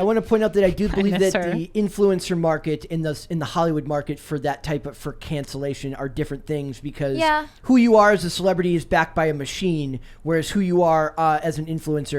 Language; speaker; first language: English; native; English